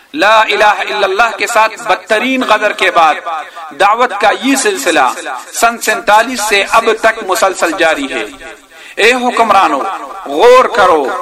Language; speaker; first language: Urdu; non-native, local second language; Pashto